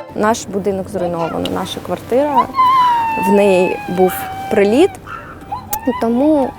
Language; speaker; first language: Ukrainian; native; Ukrainian